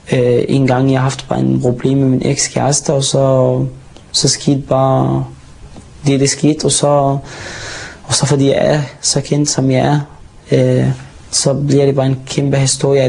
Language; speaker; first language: Danish; non-native, fluent; Arabic